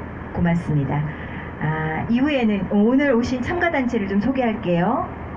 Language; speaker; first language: Korean; native; Korean